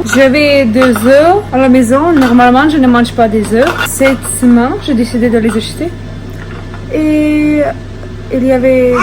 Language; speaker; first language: French; non-native, learner; Russian